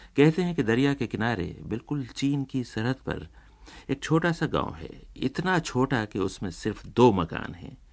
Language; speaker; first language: Urdu; native; Urdu